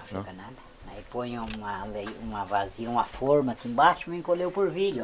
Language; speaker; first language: Portuguese; native; Portuguese